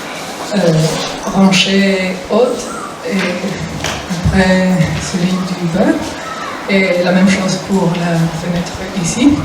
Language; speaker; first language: French; non-native, fluent; Spanish